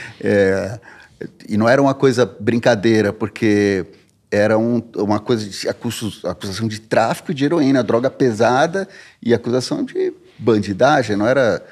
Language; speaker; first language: Portuguese; early bilingual, heritage; Portuguese